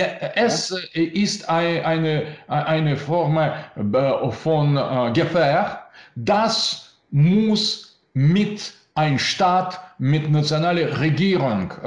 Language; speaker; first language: German; non-native, learner; Russian